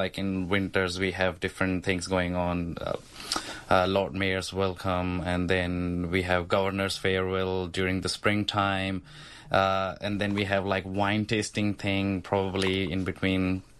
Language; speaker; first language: English; non-native, local second language; Punjabi